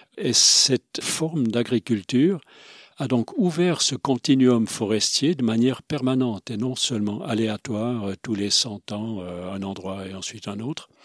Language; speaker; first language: French; non-native, local second language; Swiss German